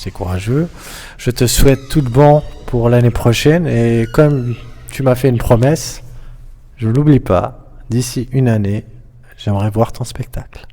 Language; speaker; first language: French; native; French